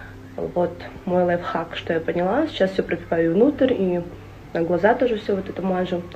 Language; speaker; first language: Russian; native; Russian